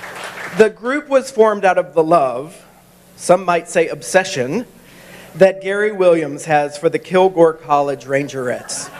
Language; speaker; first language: English; native; English